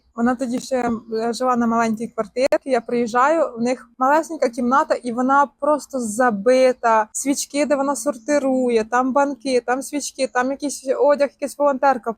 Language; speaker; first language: Ukrainian; native; Ukrainian